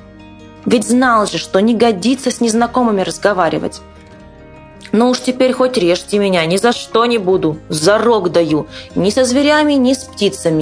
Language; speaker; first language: Russian; native; Russian